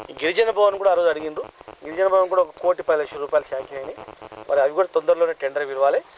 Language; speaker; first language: Telugu; native; Telugu